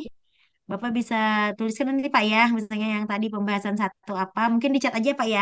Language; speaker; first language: Indonesian; native; Indonesian